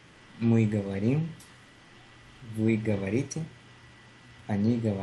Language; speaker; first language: Russian; non-native, learner; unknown